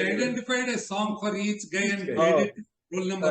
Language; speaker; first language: English; non-native, local second language; Telugu